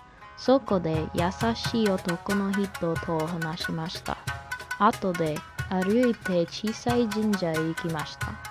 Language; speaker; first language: Japanese; non-native, learner; English